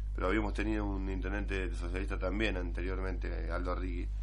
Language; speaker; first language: Spanish; native; Spanish